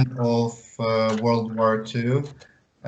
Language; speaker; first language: English; non-native, learner; Ukrainian